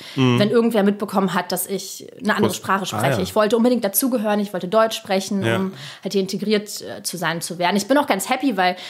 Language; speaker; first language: German; early bilingual, other home language; Russian